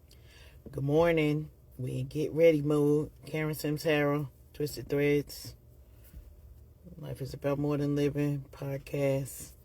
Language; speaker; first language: English; native; English